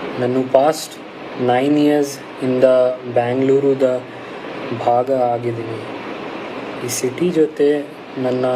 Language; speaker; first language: Kannada; non-native, local second language; Hindi